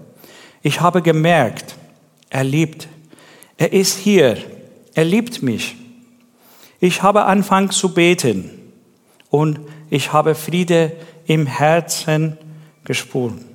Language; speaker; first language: German; non-native, learner; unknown